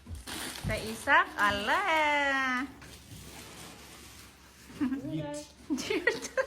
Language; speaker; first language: Norwegian; non-native, learner; Filipino